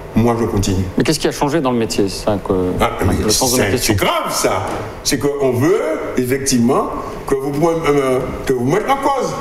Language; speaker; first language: French; native; French